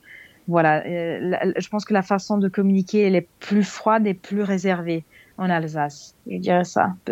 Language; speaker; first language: French; non-native, fluent; Serbian